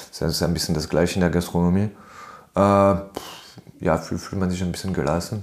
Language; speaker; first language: German; non-native, fluent; French